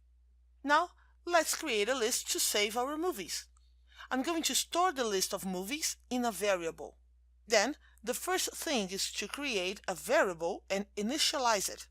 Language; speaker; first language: English; non-native, fluent; Portuguese